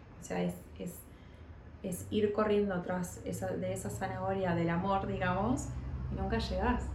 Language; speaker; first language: Spanish; early bilingual, heritage; Spanish